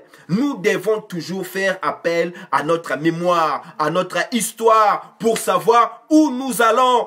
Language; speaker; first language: French; non-native, local second language; Lingala